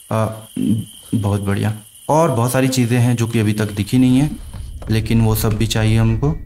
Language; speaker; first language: Hindi; native; Hindi